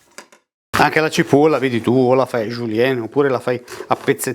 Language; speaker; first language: Italian; native; Italian